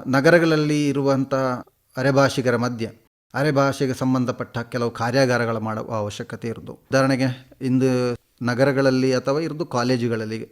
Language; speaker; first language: Kannada; native; Kannada